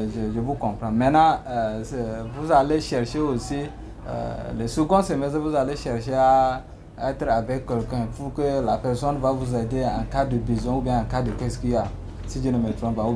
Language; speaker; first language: French; non-native, learner; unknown